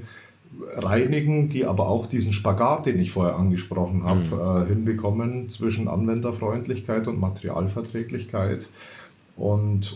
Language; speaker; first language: German; native; German